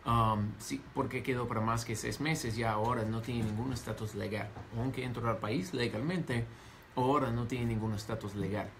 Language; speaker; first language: Spanish; non-native, fluent; English